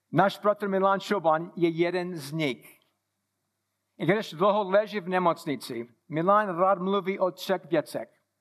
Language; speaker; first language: Czech; non-native, fluent; English